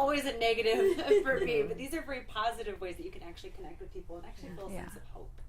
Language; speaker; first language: English; native; English